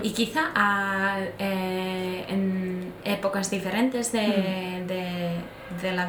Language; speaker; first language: Spanish; non-native, fluent; Finnish